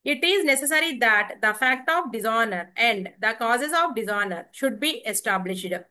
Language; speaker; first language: English; non-native, local second language; Telugu